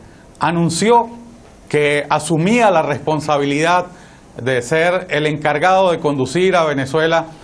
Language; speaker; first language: Spanish; native; Spanish